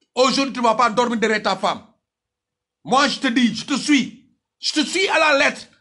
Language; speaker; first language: French; non-native, local second language; Wolof